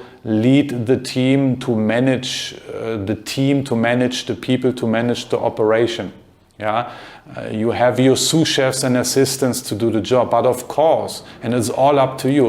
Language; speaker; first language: English; non-native, fluent; German